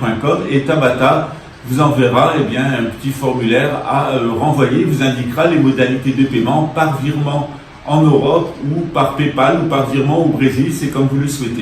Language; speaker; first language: French; native; French